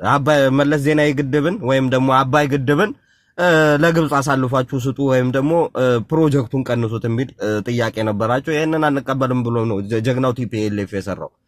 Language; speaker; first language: Amharic; non-native, local second language; Tigrinya